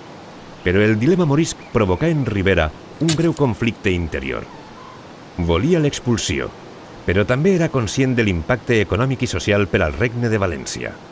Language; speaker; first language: Catalan; native; Catalan